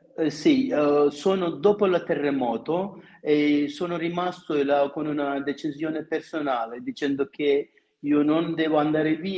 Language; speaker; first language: Italian; non-native, fluent; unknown